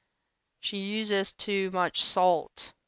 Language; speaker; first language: English; non-native, fluent; Russian